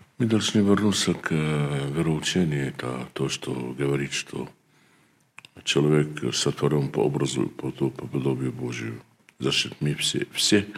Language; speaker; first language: Russian; non-native, fluent; Arabic